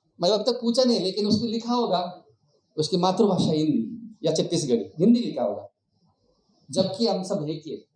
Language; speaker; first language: Hindi; non-native, local second language; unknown